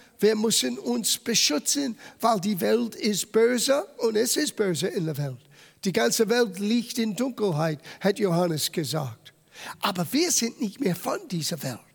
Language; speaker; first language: German; non-native, fluent; English